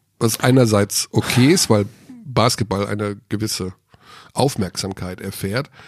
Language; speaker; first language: German; native; German